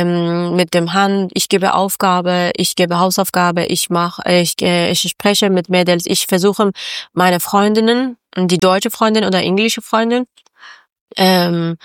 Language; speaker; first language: German; non-native, learner; Persian